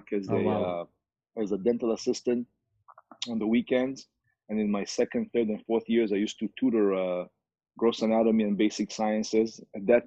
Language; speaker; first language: English; non-native, fluent; Hebrew